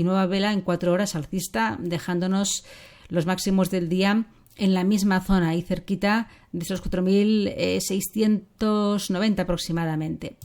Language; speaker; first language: Spanish; native; Spanish